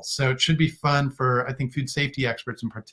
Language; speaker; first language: English; native; English